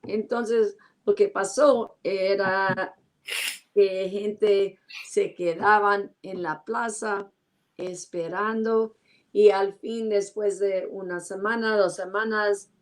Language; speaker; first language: Spanish; non-native, learner; English